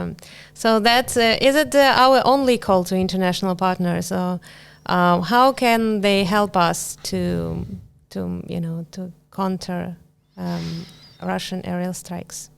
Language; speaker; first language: English; non-native, fluent; Ukrainian